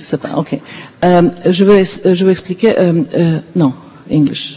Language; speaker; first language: French; non-native, learner; Serbian